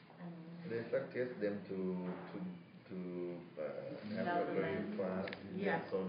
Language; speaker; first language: English; non-native, fluent; Thai